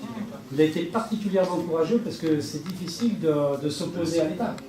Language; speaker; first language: French; native; French